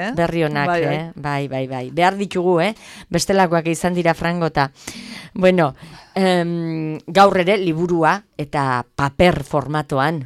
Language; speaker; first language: Basque; native; Basque